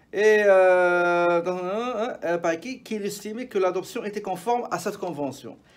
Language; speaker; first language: French; non-native, local second language; Arabic